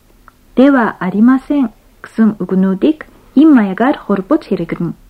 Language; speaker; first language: Mongolian; non-native, fluent; Japanese